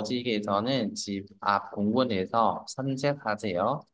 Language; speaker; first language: Korean; non-native, learner; Vietnamese